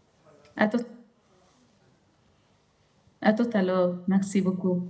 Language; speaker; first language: French; non-native, learner; Arabic